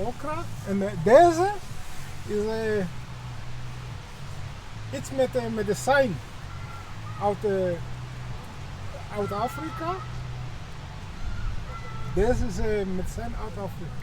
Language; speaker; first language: Dutch; non-native, learner; Kinyarwanda